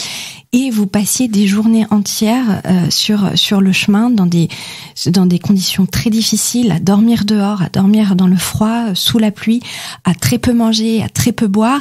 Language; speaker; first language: French; native; French